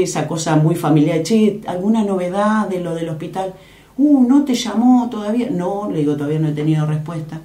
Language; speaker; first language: Spanish; native; Spanish